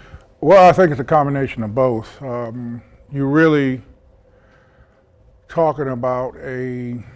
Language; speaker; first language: English; native; English